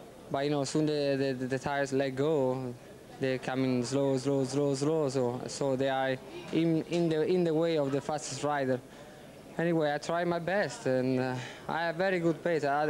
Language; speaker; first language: English; non-native, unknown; Italian